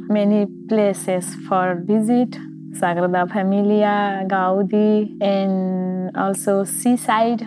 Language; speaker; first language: English; non-native, learner; Nepali